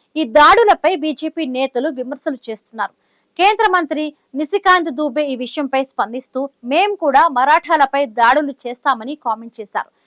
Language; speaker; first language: Telugu; native; Telugu